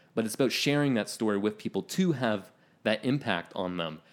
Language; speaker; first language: English; native; English